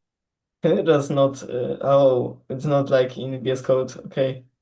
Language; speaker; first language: English; non-native, learner; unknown